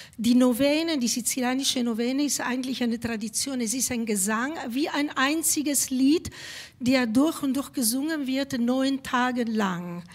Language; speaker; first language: German; non-native, fluent; Italian